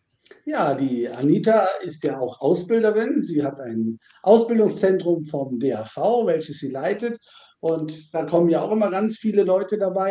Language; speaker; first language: German; native; German